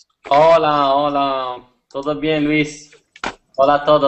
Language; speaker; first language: Spanish; non-native, learner; Italian